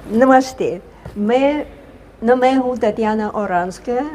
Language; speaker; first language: Hindi; non-native, fluent; Russian